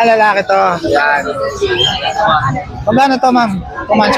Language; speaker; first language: Filipino; native; Filipino